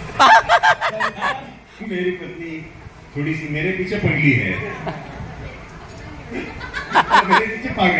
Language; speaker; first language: Hindi; non-native, local second language; Marathi